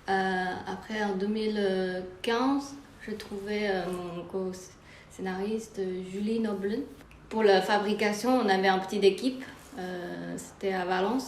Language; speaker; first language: French; non-native, fluent; Chinese